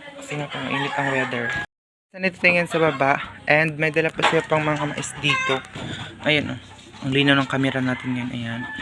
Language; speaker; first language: Filipino; non-native, local second language; Cebuano